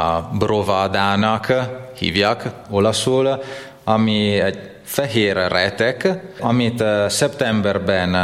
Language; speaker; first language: Hungarian; non-native, fluent; Italian